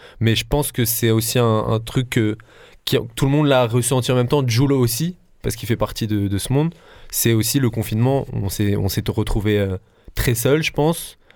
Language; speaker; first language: French; native; French